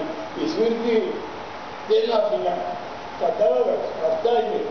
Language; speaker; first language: Greek; early bilingual, other home language; Turkish